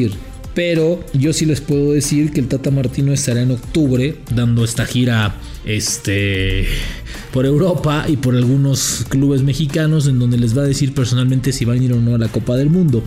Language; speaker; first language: Spanish; native; Spanish